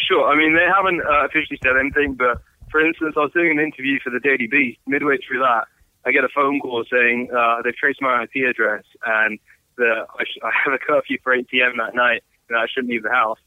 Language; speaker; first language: English; native; English